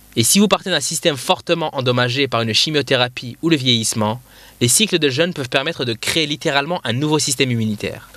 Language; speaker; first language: French; non-native, local second language; Arabic